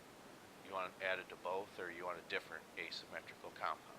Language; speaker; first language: English; native; English